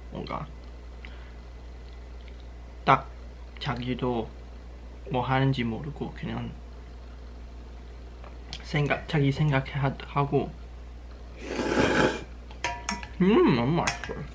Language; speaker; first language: Korean; non-native, learner; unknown